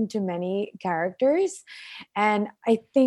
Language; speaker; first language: English; non-native, local second language; Filipino